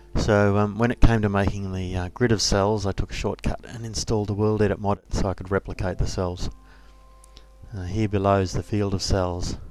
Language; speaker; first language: English; native; English